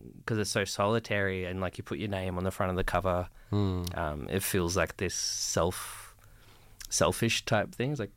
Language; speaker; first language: English; native; English